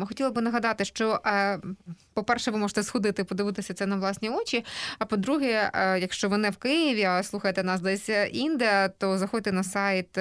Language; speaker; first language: Ukrainian; native; Ukrainian